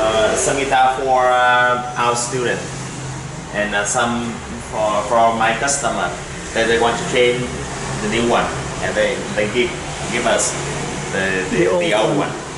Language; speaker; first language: English; non-native, learner; Vietnamese